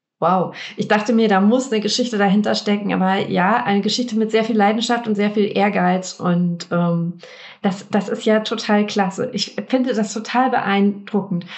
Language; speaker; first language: German; native; German